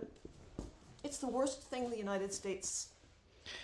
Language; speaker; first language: English; native; English